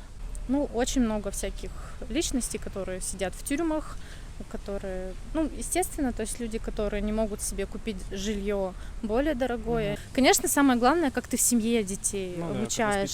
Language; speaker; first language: Russian; native; Russian